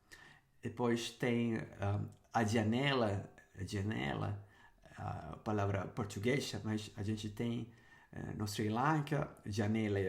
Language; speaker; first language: Portuguese; non-native, fluent; Sinhala